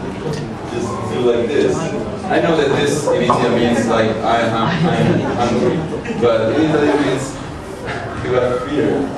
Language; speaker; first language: English; non-native, learner; Italian